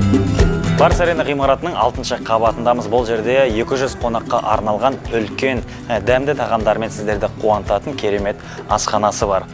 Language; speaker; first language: Kazakh; native; Kazakh